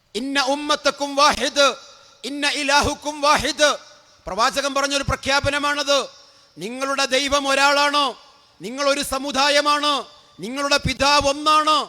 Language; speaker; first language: Malayalam; native; Malayalam